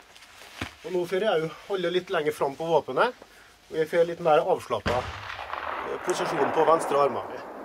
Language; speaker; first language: Norwegian; native; Norwegian